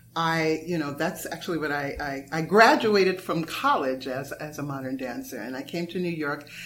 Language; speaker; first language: English; native; English